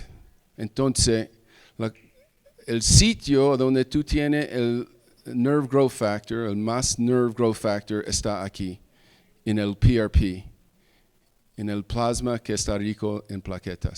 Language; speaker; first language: Spanish; early bilingual, heritage; English